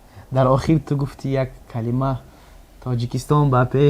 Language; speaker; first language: Persian; native; Persian